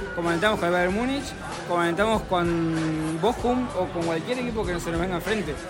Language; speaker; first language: Spanish; native; Spanish